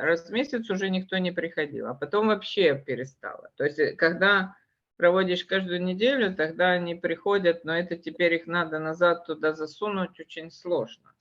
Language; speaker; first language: Russian; native; Russian